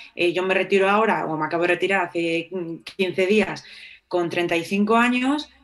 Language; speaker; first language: Spanish; native; Spanish